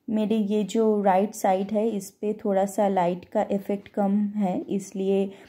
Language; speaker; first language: Hindi; non-native, local second language; Bangla